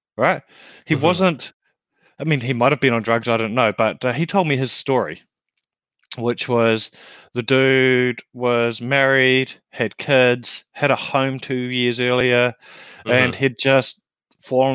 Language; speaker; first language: English; native; English